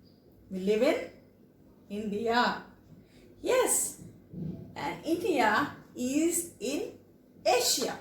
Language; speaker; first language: English; non-native, local second language; Telugu